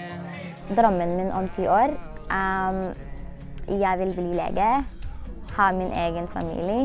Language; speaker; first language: Norwegian; non-native, learner; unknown